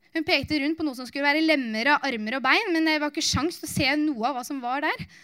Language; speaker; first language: Norwegian; native; Norwegian